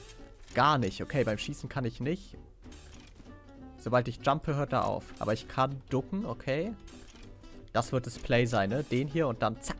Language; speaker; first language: German; native; German